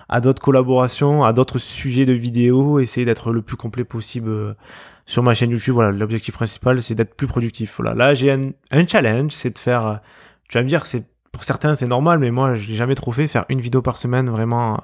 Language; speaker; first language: French; native; French